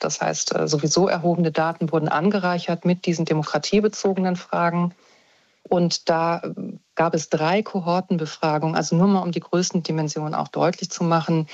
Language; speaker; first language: German; native; German